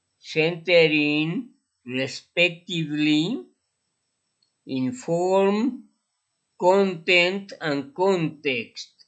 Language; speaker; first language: English; non-native, fluent; Spanish